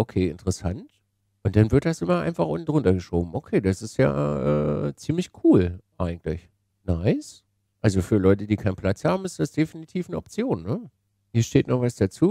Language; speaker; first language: German; native; German